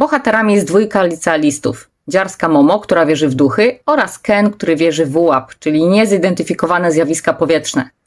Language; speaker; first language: Polish; native; Polish